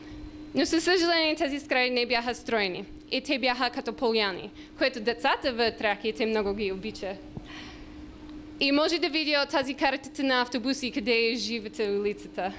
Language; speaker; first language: Bulgarian; non-native, learner; English